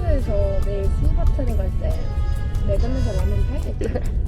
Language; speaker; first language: Korean; native; Korean